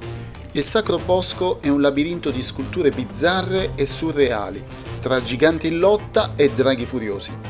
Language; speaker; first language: Italian; native; Italian